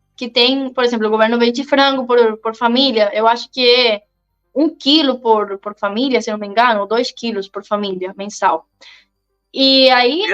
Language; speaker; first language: Portuguese; non-native, fluent; Spanish